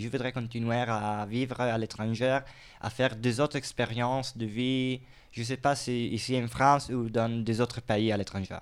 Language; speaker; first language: French; non-native, fluent; Italian